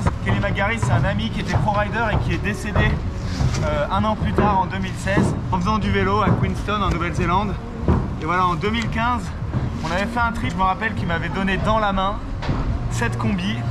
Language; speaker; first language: French; native; French